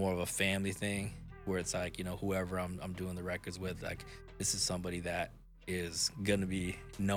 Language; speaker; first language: English; native; English